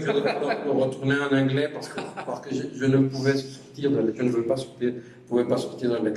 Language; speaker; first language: French; non-native, fluent; Spanish